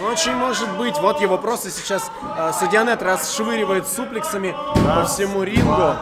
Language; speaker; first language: Russian; native; Russian